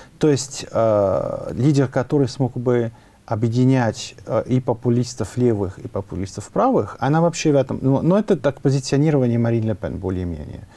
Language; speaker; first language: Russian; non-native, fluent; French